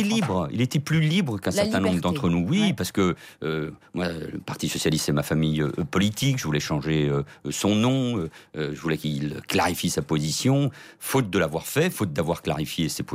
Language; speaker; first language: French; early bilingual, other home language; Catalan